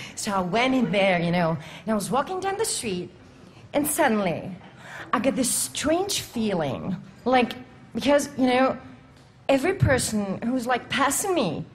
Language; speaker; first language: English; non-native, fluent; Czech